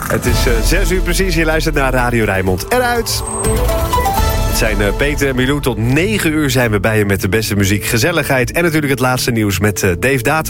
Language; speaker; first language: Dutch; native; Dutch